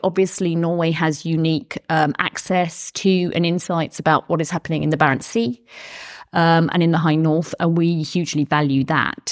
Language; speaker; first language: English; native; English